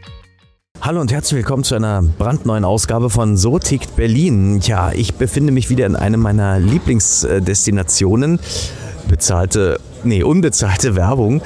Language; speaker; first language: German; native; German